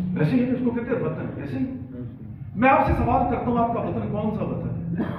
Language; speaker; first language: Urdu; non-native, local second language; Pashto